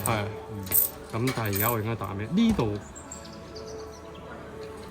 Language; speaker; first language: Chinese; native; Chinese